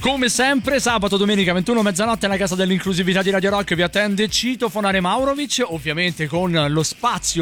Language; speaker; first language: Italian; native; Italian